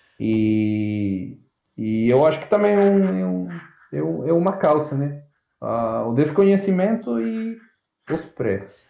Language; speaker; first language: Portuguese; non-native, fluent; Spanish